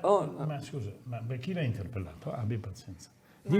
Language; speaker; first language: Italian; native; Italian